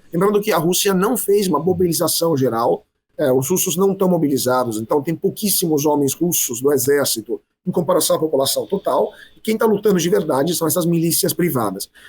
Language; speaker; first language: Portuguese; non-native, fluent; Italian